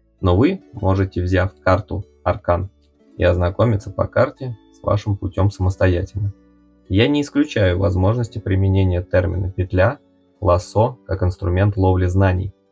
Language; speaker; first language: Russian; native; Russian